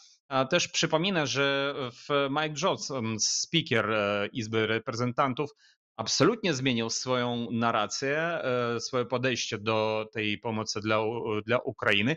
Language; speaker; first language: Polish; non-native, fluent; Ukrainian